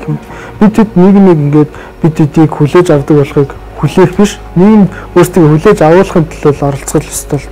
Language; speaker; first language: Mongolian; native; Mongolian